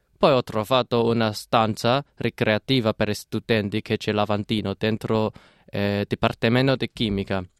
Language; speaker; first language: Italian; non-native, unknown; Cantonese